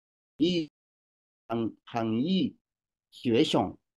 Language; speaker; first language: Chinese; non-native, learner; Swahili